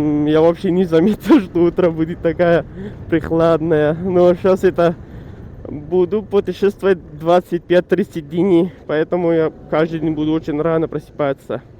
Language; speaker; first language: Russian; non-native, learner; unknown